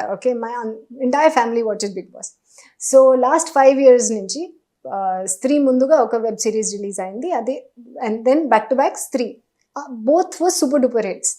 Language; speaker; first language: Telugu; non-native, local second language; Hindi